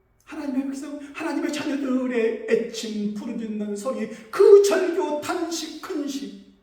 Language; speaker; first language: Korean; native; Korean